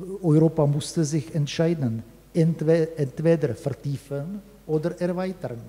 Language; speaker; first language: German; non-native, fluent; Czech